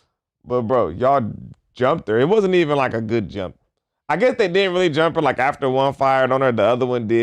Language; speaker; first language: English; native; English